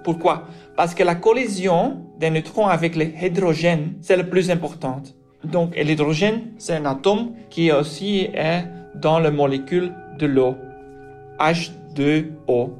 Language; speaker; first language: French; non-native, local second language; Dutch